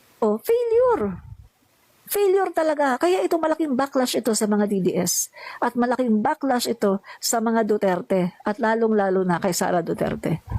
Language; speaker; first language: Filipino; non-native, local second language; Cebuano